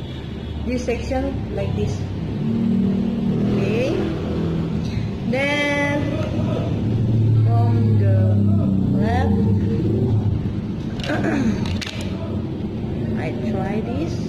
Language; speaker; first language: English; non-native, learner; Indonesian